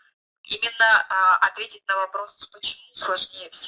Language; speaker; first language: Russian; native; Russian